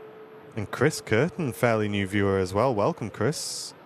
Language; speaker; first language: English; native; English